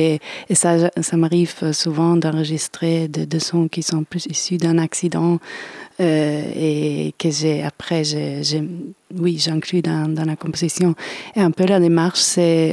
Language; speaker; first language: French; non-native, fluent; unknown